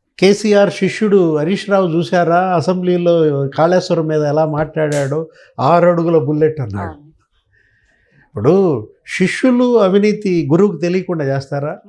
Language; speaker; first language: Telugu; native; Telugu